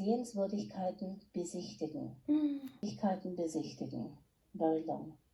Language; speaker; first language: German; non-native, fluent; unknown